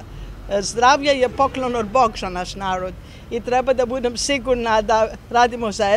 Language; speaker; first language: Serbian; non-native, learner; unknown